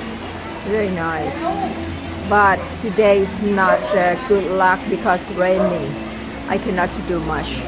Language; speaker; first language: English; non-native, learner; Thai